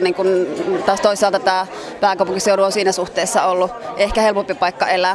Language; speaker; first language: Finnish; native; Finnish